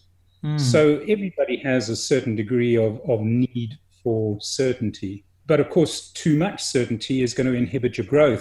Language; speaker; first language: English; native; English